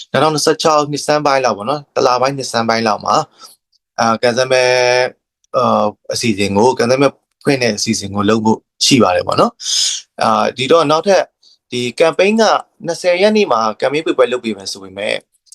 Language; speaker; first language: Burmese; non-native, local second language; S'gaw Karen